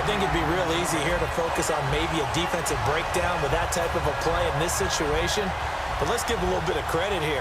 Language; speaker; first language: English; native; English